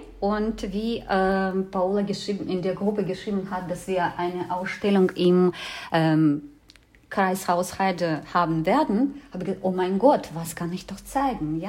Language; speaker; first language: German; non-native, fluent; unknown